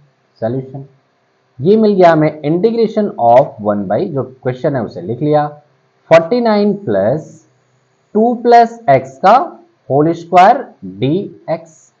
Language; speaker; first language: Hindi; native; Hindi